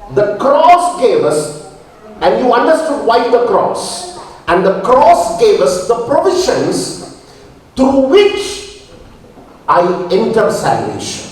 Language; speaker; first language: English; non-native, local second language; Malayalam